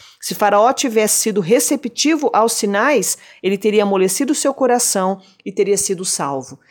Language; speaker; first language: Portuguese; native; Portuguese